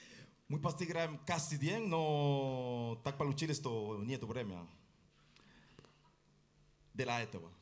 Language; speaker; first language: Russian; non-native, learner; Spanish